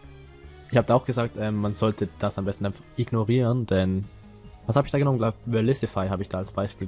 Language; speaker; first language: German; native; German